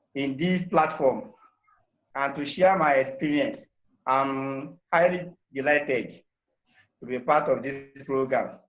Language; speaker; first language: English; non-native, local second language; Yoruba